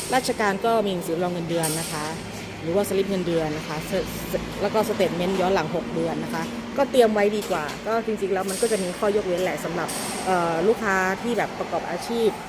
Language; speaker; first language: Thai; native; Thai